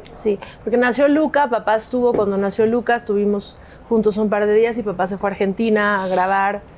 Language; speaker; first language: Spanish; native; Spanish